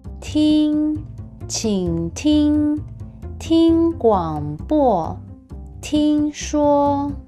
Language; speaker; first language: Chinese; native; Chinese